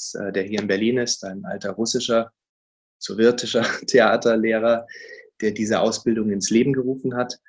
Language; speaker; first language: German; native; German